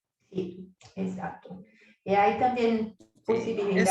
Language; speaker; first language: Spanish; non-native, learner; Portuguese